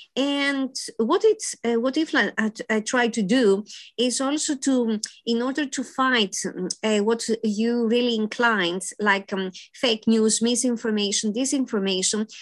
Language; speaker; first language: English; non-native, fluent; Greek